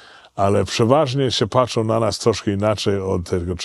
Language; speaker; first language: Polish; early bilingual, heritage; Polish